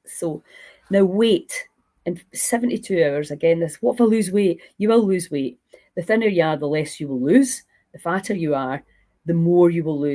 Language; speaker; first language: English; native; English